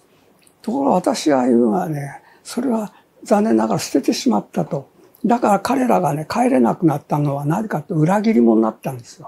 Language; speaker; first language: Japanese; native; Japanese